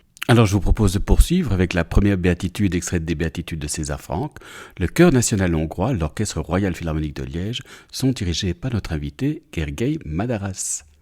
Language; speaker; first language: French; native; French